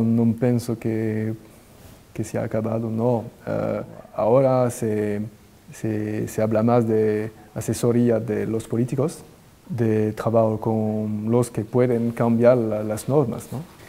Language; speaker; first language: Spanish; non-native, fluent; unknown